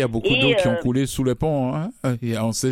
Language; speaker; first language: French; native; French